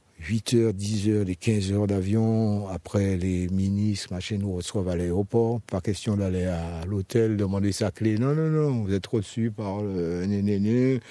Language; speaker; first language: French; native; French